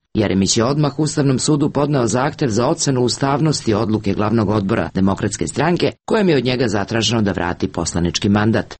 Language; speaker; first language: Serbian; native; Serbian